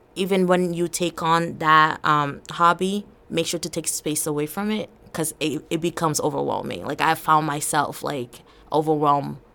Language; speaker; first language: English; early bilingual, other home language; Portuguese